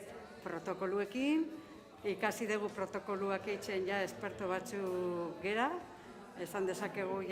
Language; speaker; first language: Basque; native; Basque